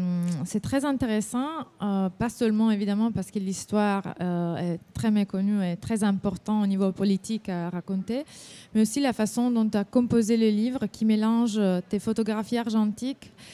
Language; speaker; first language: French; non-native, fluent; Italian